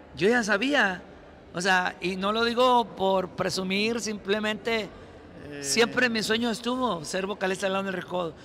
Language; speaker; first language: Spanish; native; Spanish